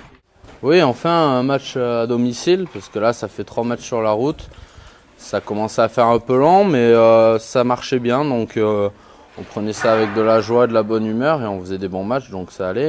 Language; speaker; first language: French; native; French